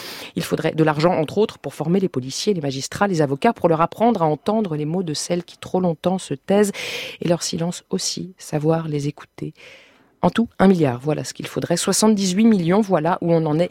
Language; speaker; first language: French; native; French